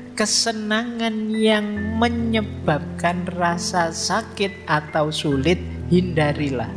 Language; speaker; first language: Indonesian; native; Indonesian